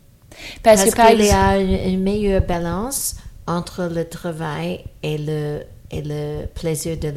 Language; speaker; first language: French; non-native, fluent; English